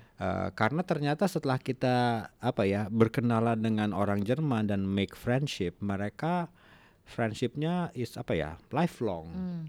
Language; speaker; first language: Indonesian; native; Indonesian